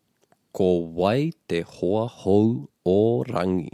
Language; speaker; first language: Māori; non-native, fluent; English